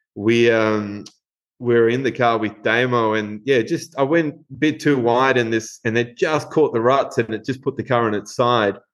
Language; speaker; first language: English; non-native, fluent; Spanish